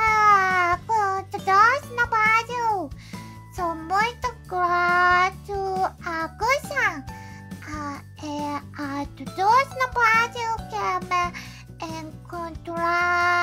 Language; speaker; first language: Portuguese; non-native, learner; Japanese